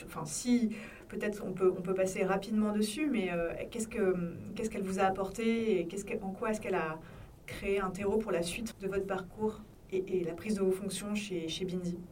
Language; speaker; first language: French; native; French